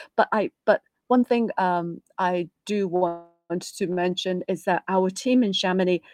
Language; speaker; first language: English; non-native, local second language; Cantonese